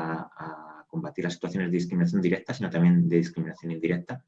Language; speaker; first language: Spanish; native; Spanish